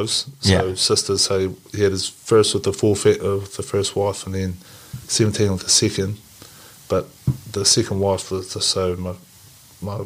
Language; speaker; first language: English; native; English